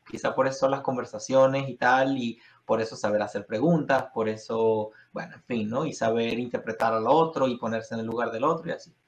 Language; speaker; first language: Spanish; native; Spanish